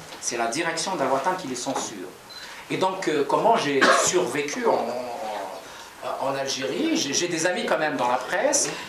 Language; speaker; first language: French; non-native, local second language; Kabyle